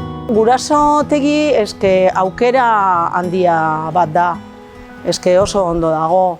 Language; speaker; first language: Basque; non-native, local second language; Spanish